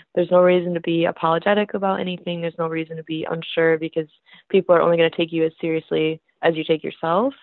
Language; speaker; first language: English; native; English